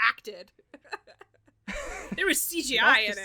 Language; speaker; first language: English; native; English